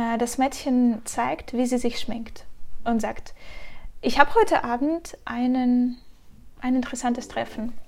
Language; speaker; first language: German; non-native, fluent; Russian